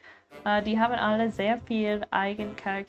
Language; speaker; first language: German; non-native, learner; English